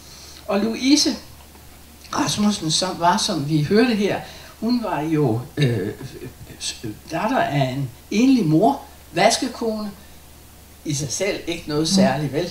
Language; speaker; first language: Danish; native; Danish